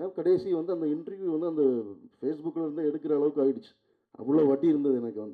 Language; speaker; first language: Tamil; native; Tamil